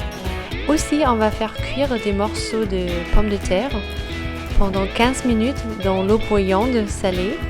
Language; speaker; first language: French; non-native, fluent; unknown